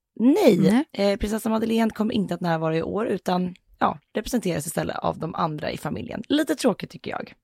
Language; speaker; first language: Swedish; native; Swedish